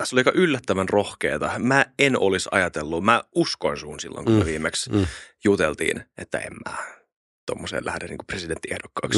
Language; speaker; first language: Finnish; native; Finnish